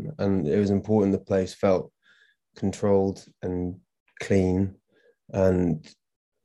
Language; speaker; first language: English; native; English